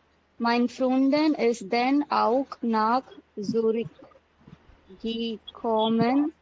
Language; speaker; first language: German; non-native, learner; Tamil